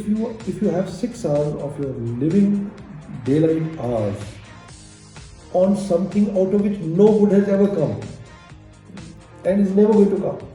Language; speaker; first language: English; non-native, local second language; Hindi